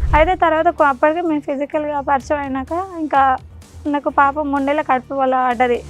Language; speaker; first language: Telugu; non-native, local second language; Urdu